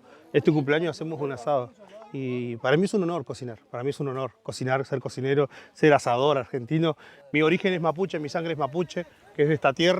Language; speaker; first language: Spanish; native; Spanish